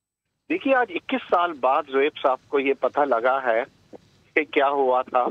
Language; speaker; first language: Urdu; native; Urdu